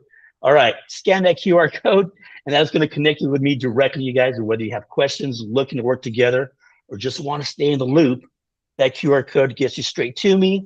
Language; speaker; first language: English; native; English